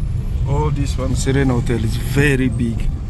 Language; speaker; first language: English; non-native, learner; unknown